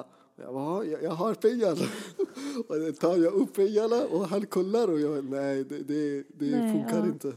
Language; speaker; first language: Swedish; non-native, fluent; Persian